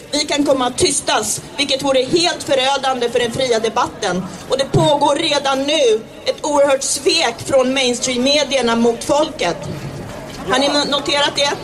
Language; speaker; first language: Swedish; early bilingual, other home language; Czech